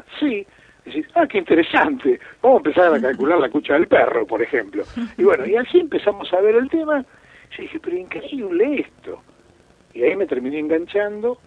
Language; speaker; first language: Spanish; native; Spanish